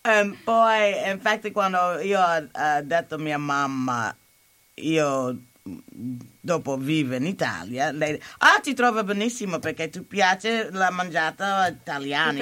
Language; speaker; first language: Italian; non-native, learner; English